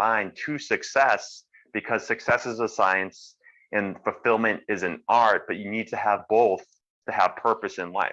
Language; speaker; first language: English; native; English